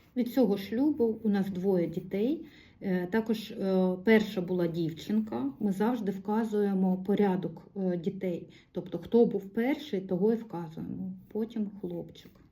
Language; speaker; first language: Ukrainian; non-native, local second language; Russian